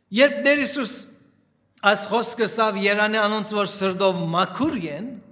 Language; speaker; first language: Armenian; early bilingual, heritage; Armenian